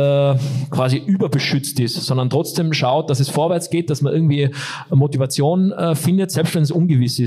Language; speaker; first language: German; native; German